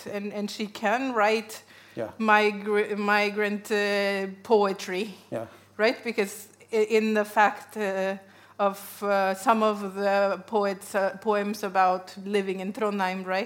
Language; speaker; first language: English; non-native, fluent; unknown